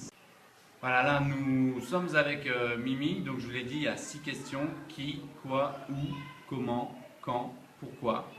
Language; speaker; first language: French; native; French